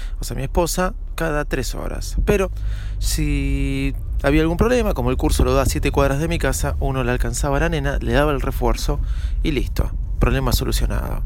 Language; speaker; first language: Spanish; native; Spanish